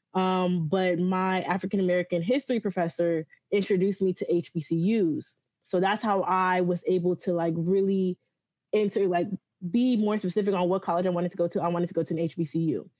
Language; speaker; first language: English; early bilingual, other home language; Yoruba